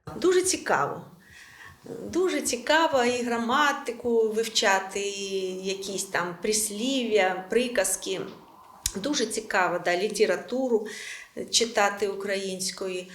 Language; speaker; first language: Ukrainian; non-native, local second language; Russian